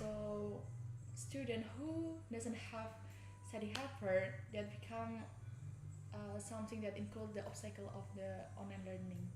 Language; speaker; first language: English; non-native, learner; Indonesian